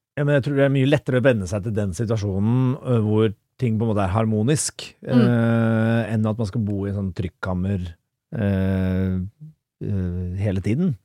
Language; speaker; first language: Norwegian; early bilingual, other home language; Persian